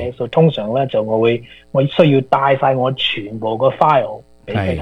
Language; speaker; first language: Chinese; early bilingual, heritage; Cantonese